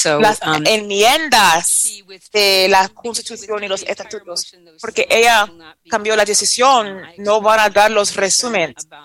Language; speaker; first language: Spanish; non-native, fluent; English